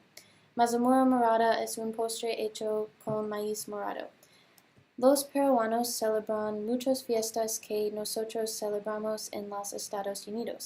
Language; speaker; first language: Spanish; non-native, learner; English